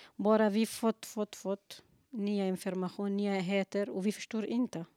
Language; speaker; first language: Swedish; non-native, learner; Kurdish